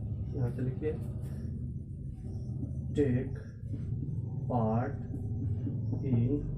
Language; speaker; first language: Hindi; native; Hindi